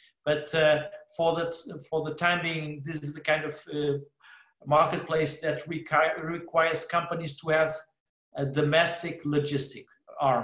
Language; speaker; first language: English; non-native, fluent; Portuguese